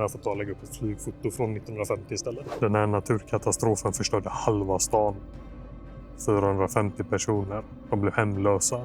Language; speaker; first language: Swedish; native; Swedish